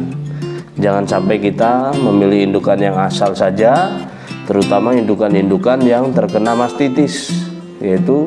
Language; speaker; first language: Indonesian; non-native, local second language; Javanese